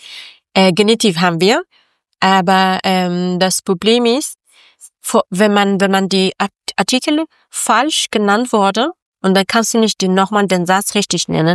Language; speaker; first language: German; non-native, learner; Persian